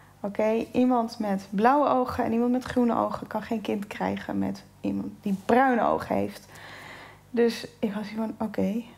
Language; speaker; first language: Dutch; native; Dutch